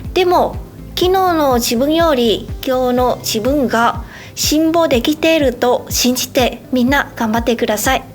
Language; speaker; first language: Japanese; non-native, fluent; Vietnamese